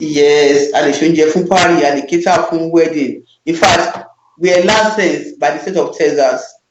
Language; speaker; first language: English; non-native, local second language; Yoruba